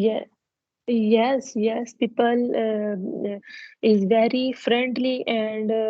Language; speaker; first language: English; non-native, learner; Punjabi